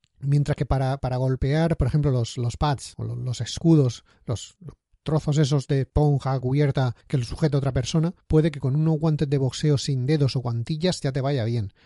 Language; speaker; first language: Spanish; native; Spanish